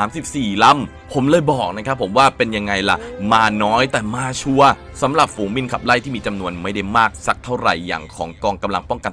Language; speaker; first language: Thai; native; Thai